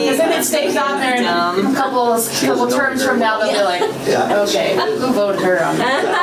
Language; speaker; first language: English; non-native, fluent; German